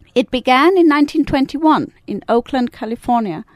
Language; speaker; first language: English; non-native, fluent; Italian